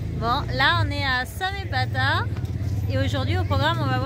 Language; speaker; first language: French; native; French